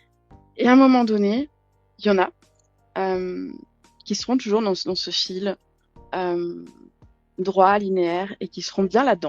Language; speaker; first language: French; native; French